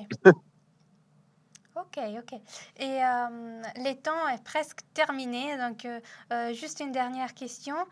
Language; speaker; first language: French; non-native, fluent; Italian